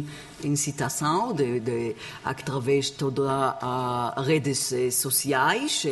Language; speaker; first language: Portuguese; non-native, learner; Hebrew